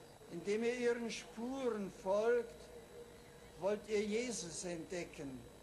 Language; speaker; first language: German; native; German